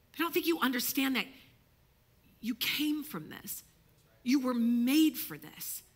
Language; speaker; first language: English; early bilingual, other home language; Italian